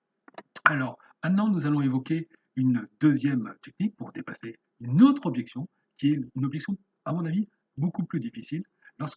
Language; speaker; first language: French; native; French